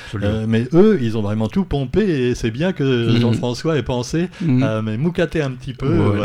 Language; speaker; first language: French; native; French